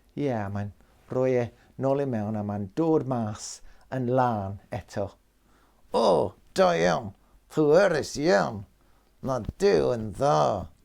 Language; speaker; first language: Welsh; non-native, local second language; English